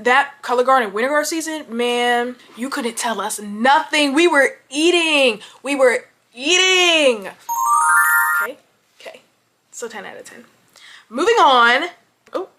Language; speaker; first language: English; native; English